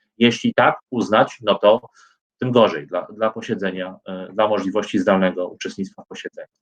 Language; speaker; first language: Polish; native; Polish